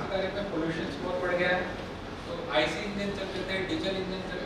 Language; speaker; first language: Hindi; native; Hindi